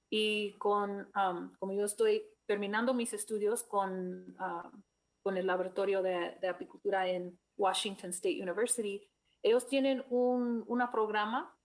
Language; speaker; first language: Spanish; non-native, fluent; English